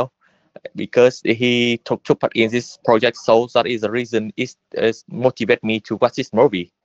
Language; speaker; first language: English; non-native, learner; Vietnamese